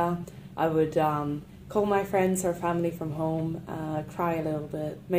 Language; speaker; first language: English; non-native, fluent; Swedish